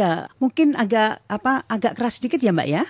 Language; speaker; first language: Indonesian; native; Indonesian